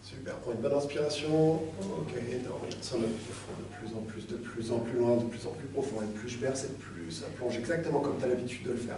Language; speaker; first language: French; native; French